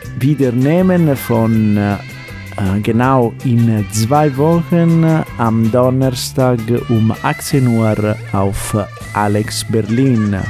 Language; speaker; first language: German; non-native, learner; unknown